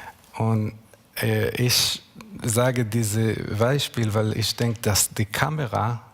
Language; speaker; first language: German; non-native, learner; Hebrew